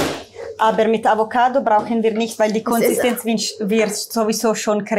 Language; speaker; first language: German; non-native, learner; Italian